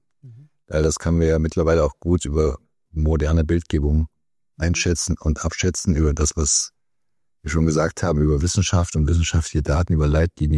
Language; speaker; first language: German; native; German